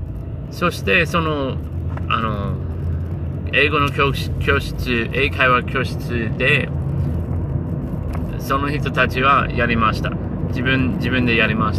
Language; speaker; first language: Japanese; non-native, learner; English